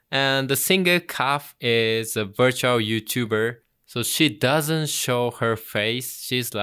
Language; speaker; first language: English; non-native, fluent; Japanese